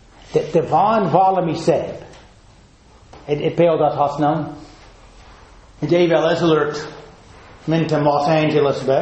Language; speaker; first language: Hungarian; non-native, fluent; English